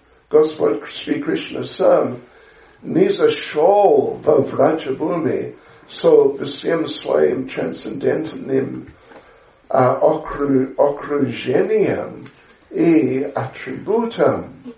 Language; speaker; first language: Russian; non-native, learner; English